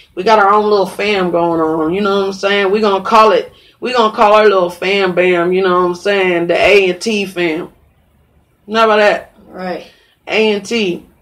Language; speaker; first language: English; native; English